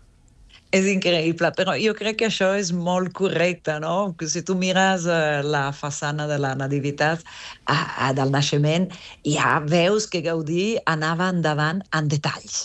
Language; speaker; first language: Catalan; non-native, fluent; Italian